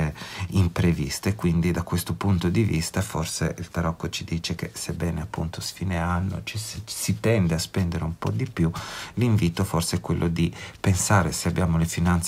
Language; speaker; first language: Italian; native; Italian